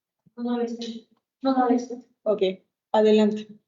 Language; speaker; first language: Spanish; native; Spanish